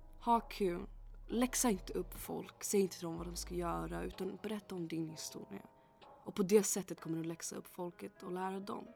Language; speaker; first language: Swedish; early bilingual, other home language; English